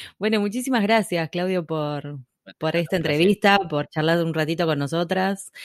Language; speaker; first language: Spanish; native; Spanish